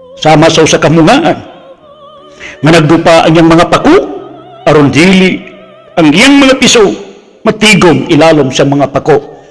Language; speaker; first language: Filipino; non-native, local second language; Cebuano